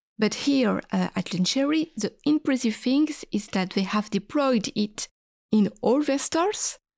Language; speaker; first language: English; non-native, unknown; French